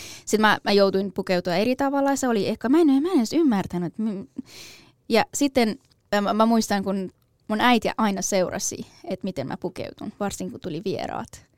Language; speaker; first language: Finnish; non-native, fluent; Persian